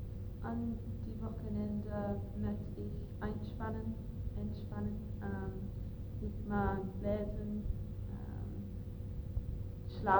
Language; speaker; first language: German; non-native, learner; English